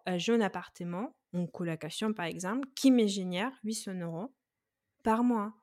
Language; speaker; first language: French; non-native, fluent; Russian